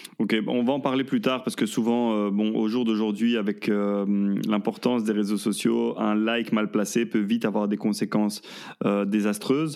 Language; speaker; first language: French; native; French